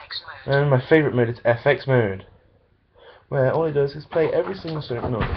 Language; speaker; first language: English; native; English